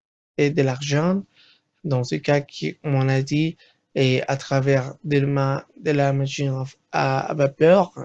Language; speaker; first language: French; non-native, learner; Spanish